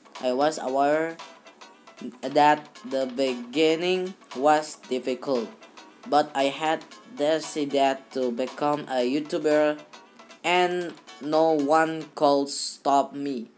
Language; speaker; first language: English; non-native, learner; Indonesian